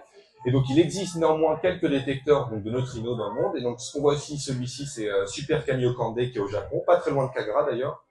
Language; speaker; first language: French; native; French